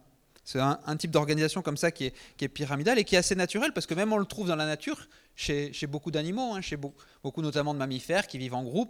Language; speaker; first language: French; native; French